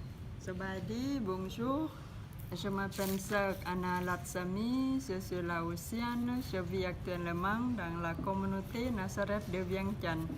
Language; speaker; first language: French; non-native, fluent; Lao